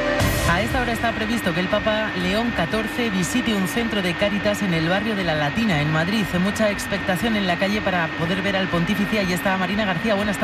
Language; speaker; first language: Spanish; native; Spanish